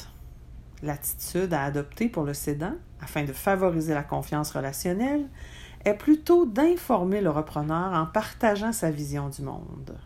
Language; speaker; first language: French; native; French